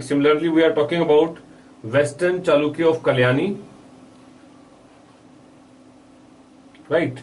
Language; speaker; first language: English; non-native, local second language; Hindi